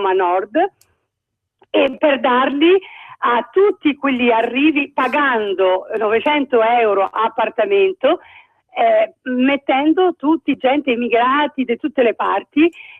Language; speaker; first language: Italian; non-native, fluent; Arabic